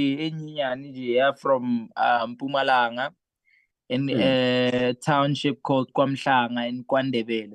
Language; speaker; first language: English; non-native, local second language; Southern Sotho